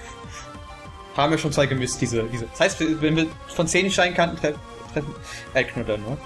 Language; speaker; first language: German; native; German